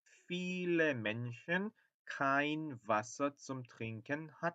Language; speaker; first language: German; non-native, fluent; Korean